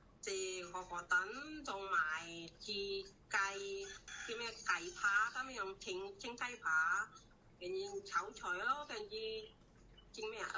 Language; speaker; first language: Cantonese; non-native, learner; Indonesian